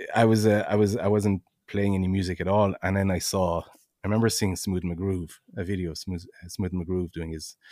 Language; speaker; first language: English; non-native, fluent; French